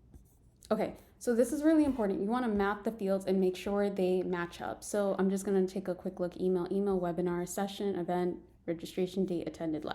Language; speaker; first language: English; native; English